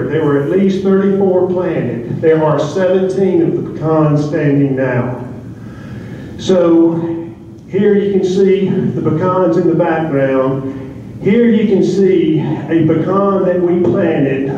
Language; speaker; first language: English; native; English